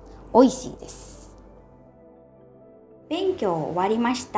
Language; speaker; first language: Japanese; non-native, fluent; Indonesian